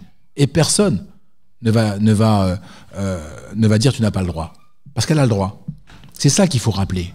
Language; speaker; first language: French; native; French